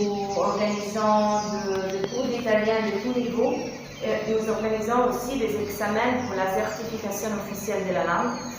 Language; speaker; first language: French; non-native, fluent; Italian